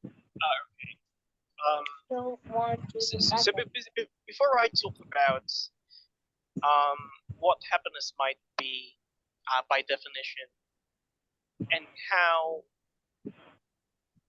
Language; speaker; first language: English; non-native, fluent; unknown